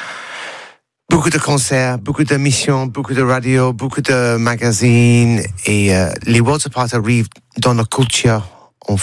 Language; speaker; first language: French; non-native, learner; English